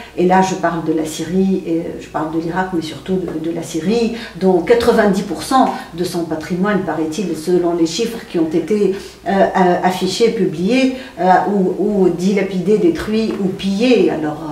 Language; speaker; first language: French; non-native, local second language; Arabic